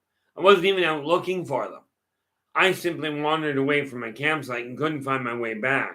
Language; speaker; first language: English; native; English